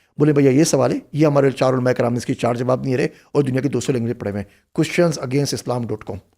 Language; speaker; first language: Urdu; native; Urdu